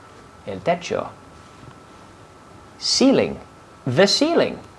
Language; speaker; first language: English; non-native, fluent; Spanish